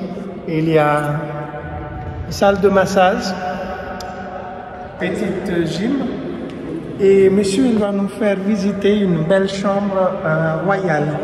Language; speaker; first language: French; non-native, fluent; Hindi